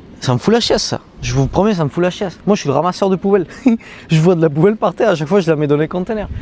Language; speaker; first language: French; native; French